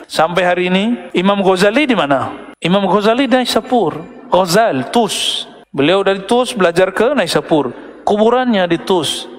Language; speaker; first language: Malay; non-native, local second language; Minangkabau